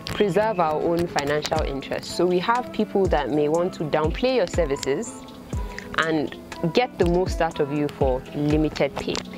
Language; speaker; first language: English; non-native, local second language; Hausa